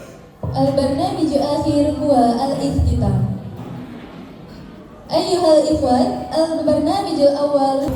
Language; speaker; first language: Arabic; non-native, learner; Indonesian